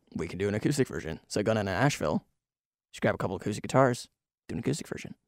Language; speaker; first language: English; native; English